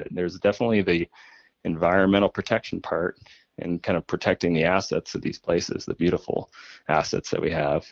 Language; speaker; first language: English; native; English